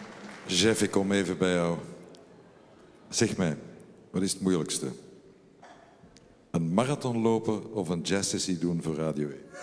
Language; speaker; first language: Dutch; native; Dutch